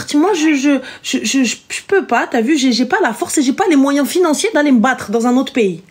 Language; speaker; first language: French; early bilingual, other home language; Arabic